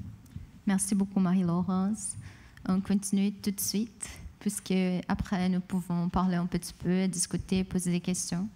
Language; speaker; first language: French; non-native, fluent; Portuguese